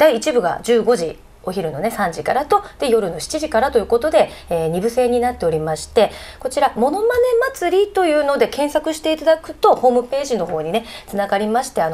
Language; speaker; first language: Japanese; native; Japanese